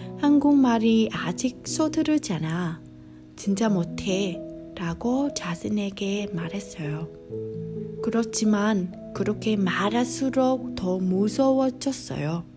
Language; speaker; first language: Korean; non-native, learner; Vietnamese